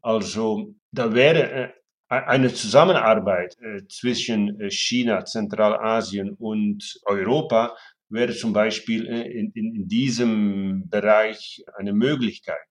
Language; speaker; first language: German; non-native, fluent; Dutch